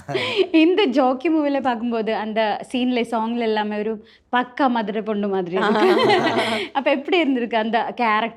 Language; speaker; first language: Tamil; non-native, learner; Malayalam